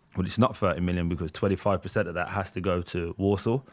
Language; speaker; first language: English; native; English